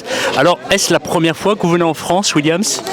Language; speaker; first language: French; native; French